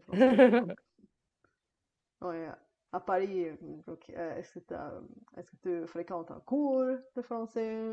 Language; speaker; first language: French; non-native, fluent; Bulgarian